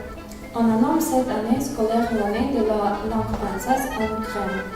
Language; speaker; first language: French; non-native, learner; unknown